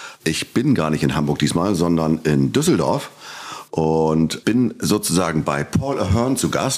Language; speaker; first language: German; native; German